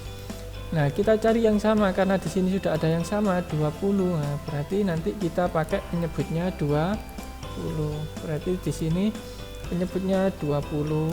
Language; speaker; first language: Indonesian; native; Indonesian